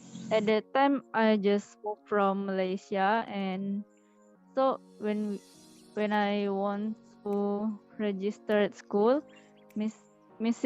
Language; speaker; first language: English; non-native, learner; Indonesian